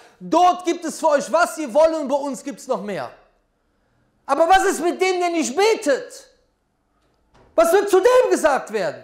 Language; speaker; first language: German; native; German